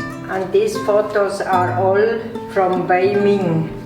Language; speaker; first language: English; non-native, learner; German